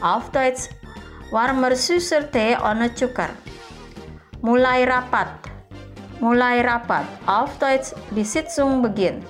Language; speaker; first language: German; non-native, fluent; Indonesian